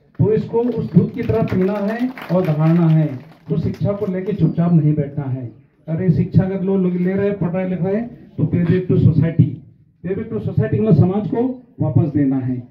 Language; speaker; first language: Hindi; non-native, local second language; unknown